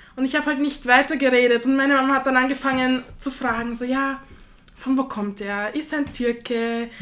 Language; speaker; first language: German; early bilingual, other home language; Slovak